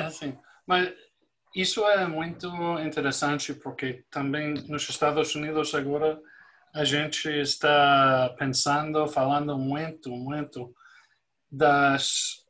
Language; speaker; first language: Portuguese; non-native, fluent; English